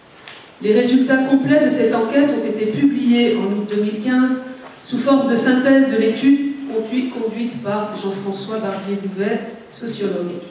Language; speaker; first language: French; native; French